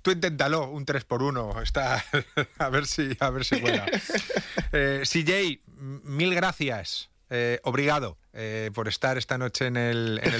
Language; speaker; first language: Spanish; native; Spanish